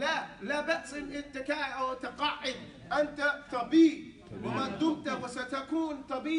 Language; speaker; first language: Arabic; non-native, fluent; English